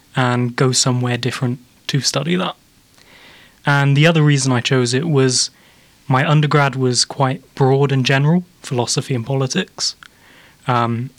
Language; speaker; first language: English; native; English